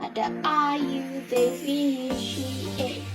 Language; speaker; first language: English; non-native, fluent; Indonesian